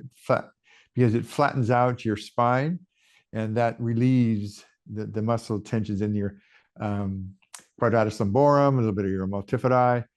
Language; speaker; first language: English; native; English